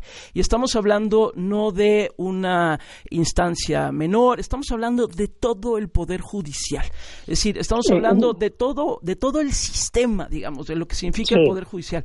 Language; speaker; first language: Spanish; native; Spanish